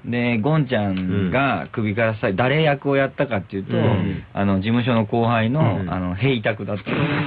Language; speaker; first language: Japanese; native; Japanese